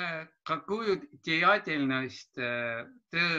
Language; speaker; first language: Russian; non-native, learner; Estonian